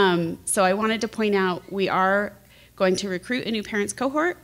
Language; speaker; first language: English; native; English